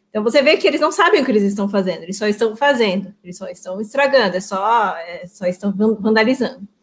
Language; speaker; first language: Portuguese; native; Portuguese